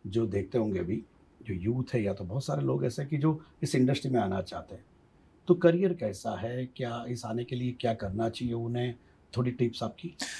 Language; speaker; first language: Hindi; non-native, local second language; Gujarati